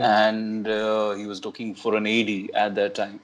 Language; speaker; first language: English; non-native, local second language; Urdu